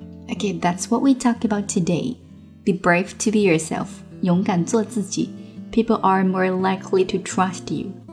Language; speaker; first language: English; non-native, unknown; Chinese